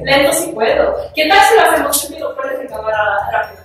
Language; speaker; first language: Spanish; early bilingual, other home language; Portuguese